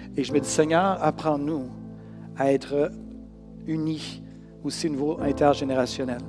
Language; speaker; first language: French; native; French